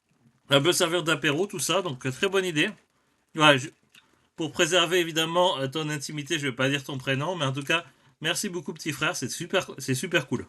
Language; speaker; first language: French; native; French